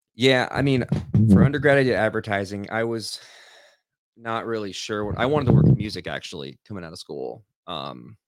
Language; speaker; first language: English; native; English